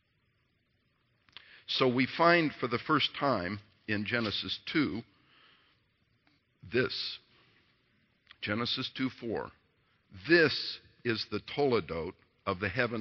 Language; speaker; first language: English; native; English